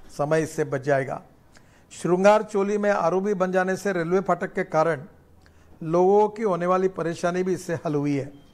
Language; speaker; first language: Hindi; non-native, local second language; Marathi